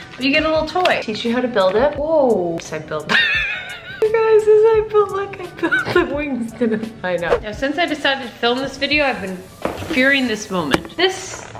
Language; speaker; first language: English; native; English